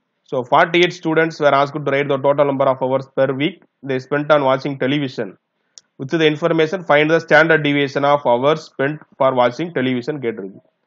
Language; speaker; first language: English; non-native, local second language; Tamil